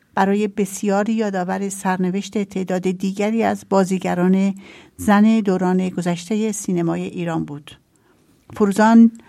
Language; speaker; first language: Persian; native; Persian